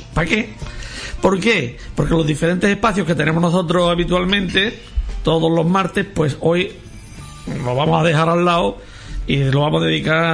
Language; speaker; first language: Spanish; native; Spanish